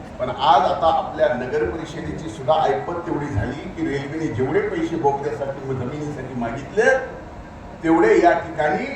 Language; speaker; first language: Marathi; native; Marathi